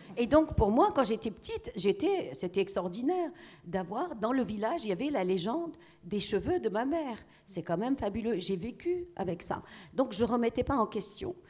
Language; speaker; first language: French; non-native, local second language; Arabic